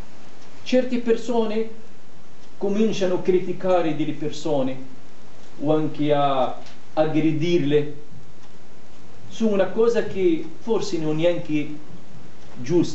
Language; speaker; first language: Italian; non-native, fluent; Arabic